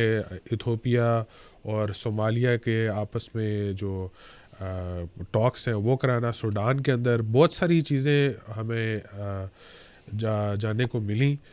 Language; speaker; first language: Urdu; native; Urdu